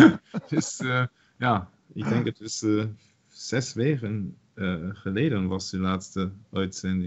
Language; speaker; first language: Dutch; non-native, learner; German